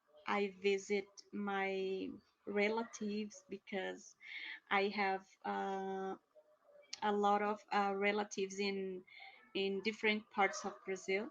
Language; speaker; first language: English; non-native, learner; Portuguese